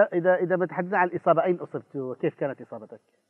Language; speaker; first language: Arabic; native; Arabic